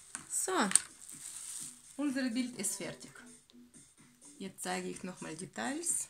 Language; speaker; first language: German; non-native, learner; Russian